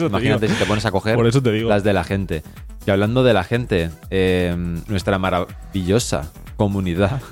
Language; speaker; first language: Spanish; native; Spanish